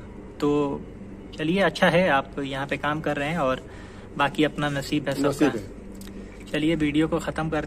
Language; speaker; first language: Hindi; native; Hindi